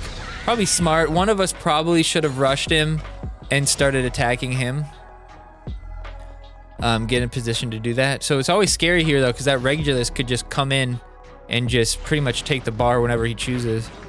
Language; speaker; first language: English; native; English